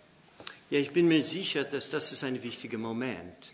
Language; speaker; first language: German; non-native, fluent; English